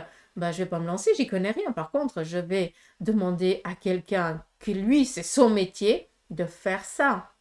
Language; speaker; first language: French; native; French